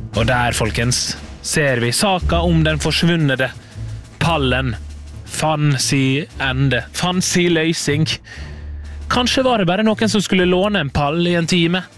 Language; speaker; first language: Norwegian; native; Norwegian